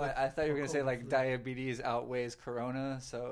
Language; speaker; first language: English; native; English